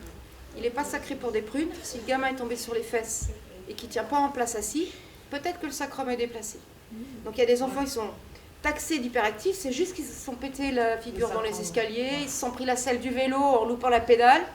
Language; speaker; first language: French; native; French